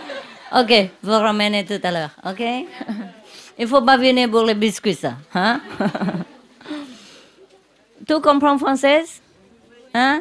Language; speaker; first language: French; non-native, learner; Vietnamese